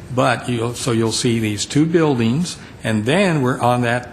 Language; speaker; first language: English; native; English